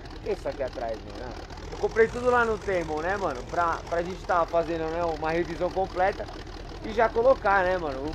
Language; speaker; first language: Portuguese; native; Portuguese